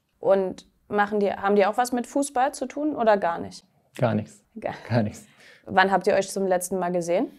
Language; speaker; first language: German; native; German